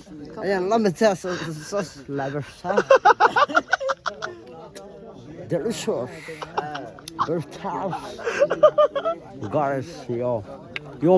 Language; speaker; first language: English; non-native, learner; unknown